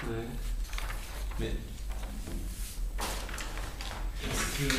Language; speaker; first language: French; native; French